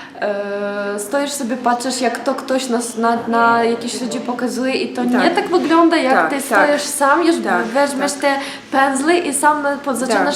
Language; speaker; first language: Polish; non-native, learner; Ukrainian